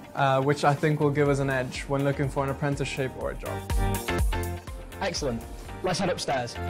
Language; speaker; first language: English; non-native, fluent; Chinese